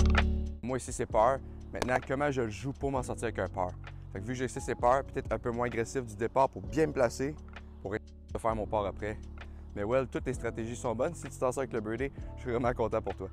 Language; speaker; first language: French; native; French